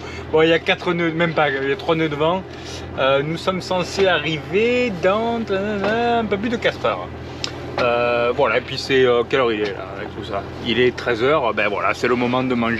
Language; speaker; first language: French; native; French